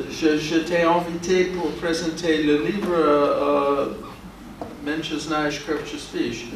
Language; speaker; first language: French; non-native, learner; English